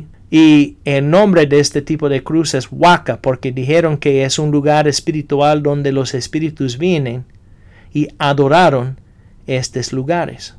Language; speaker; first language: Spanish; non-native, fluent; English